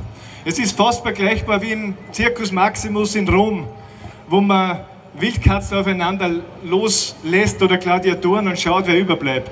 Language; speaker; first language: German; native; German